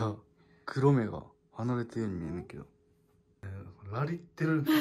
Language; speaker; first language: Japanese; native; Japanese